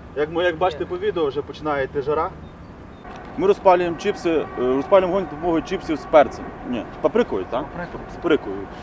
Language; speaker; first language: Ukrainian; native; Ukrainian